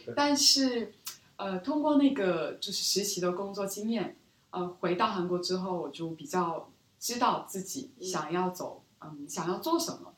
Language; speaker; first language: Chinese; early bilingual, other home language; Korean